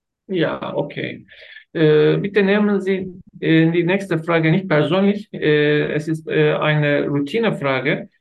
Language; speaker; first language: German; non-native, learner; Turkish